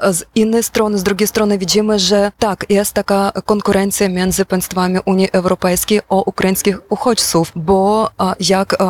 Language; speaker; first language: Polish; non-native, fluent; Ukrainian